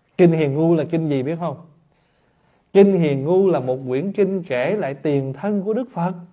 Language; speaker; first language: Vietnamese; native; Vietnamese